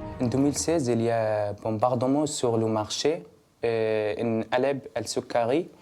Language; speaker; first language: French; non-native, learner; Arabic